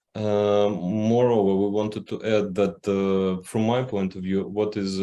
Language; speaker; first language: English; non-native, fluent; Ukrainian